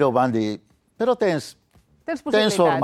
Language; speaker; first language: Catalan; non-native, fluent; Spanish